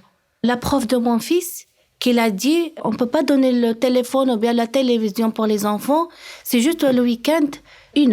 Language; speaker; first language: French; non-native, learner; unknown